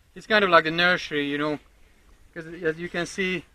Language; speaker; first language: English; non-native, fluent; Hungarian